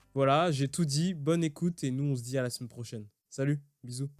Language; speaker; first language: French; native; French